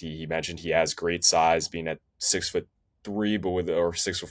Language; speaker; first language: English; native; English